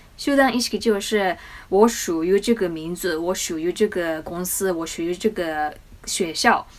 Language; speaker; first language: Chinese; non-native, fluent; Japanese